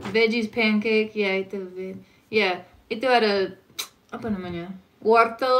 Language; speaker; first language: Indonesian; non-native, fluent; English